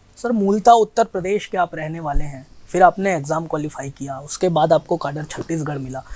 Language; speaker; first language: Hindi; native; Hindi